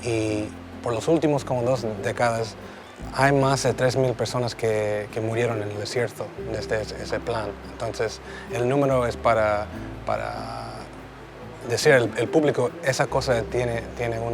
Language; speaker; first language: Spanish; early bilingual, heritage; Spanish